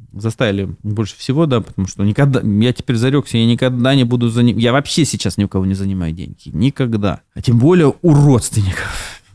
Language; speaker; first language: Russian; native; Russian